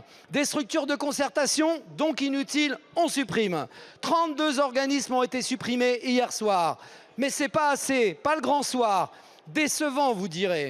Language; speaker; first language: French; native; French